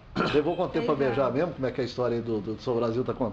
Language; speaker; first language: Portuguese; native; Portuguese